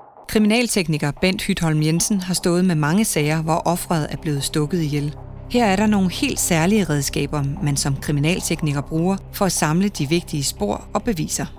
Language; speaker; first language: Danish; native; Danish